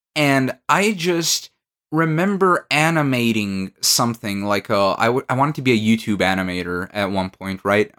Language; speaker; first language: English; non-native, fluent; Bulgarian